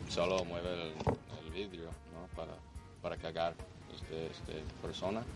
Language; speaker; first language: Spanish; non-native, learner; English